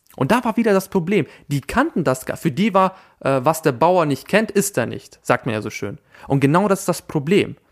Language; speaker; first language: German; early bilingual, other home language; Albanian